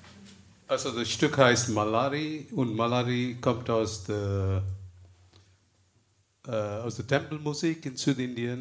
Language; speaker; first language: German; non-native, fluent; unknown